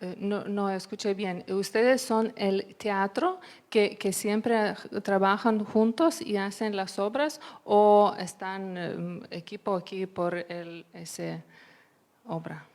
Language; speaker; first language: Spanish; non-native, learner; Lithuanian